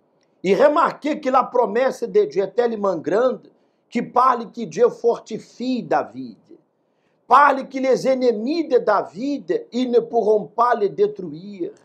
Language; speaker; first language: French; non-native, fluent; Portuguese